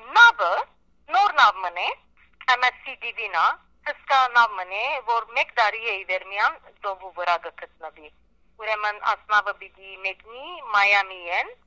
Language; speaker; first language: Armenian; early bilingual, heritage; Armenian